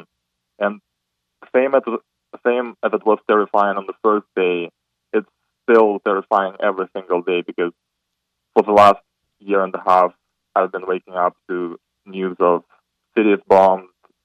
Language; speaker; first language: English; non-native, fluent; Ukrainian